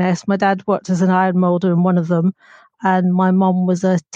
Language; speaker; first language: English; native; English